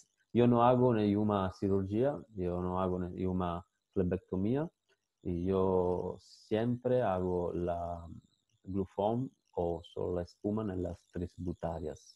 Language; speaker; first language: Spanish; non-native, fluent; Italian